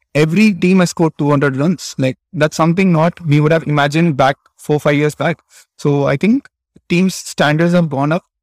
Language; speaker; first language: English; non-native, local second language; Tamil